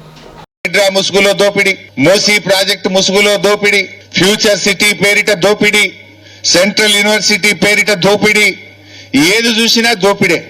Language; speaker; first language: Telugu; native; Telugu